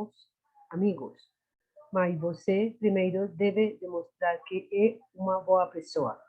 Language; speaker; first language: Portuguese; non-native, learner; Spanish